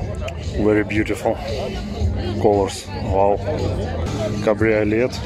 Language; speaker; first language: English; non-native, learner; Russian